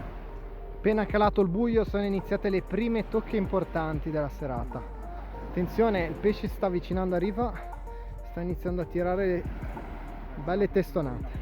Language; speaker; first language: Italian; native; Italian